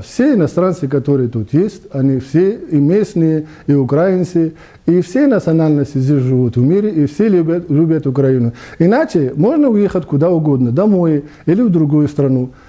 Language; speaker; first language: Russian; non-native, fluent; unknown